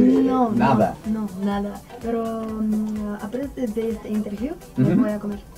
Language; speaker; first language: Spanish; non-native, learner; Romanian